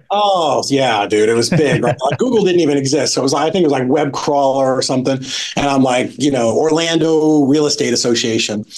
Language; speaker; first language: English; native; English